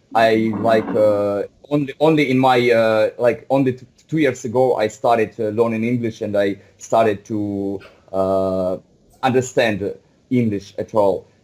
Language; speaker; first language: English; non-native, fluent; Russian